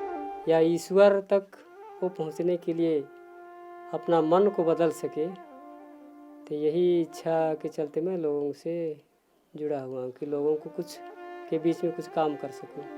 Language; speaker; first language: Hindi; non-native, local second language; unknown